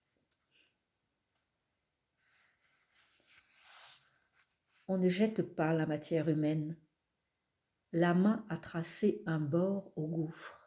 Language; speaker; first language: French; native; French